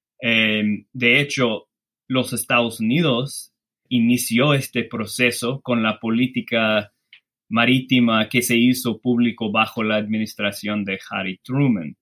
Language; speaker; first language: Spanish; non-native, fluent; English